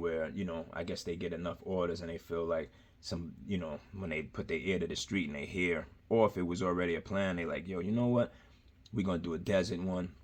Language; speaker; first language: English; native; English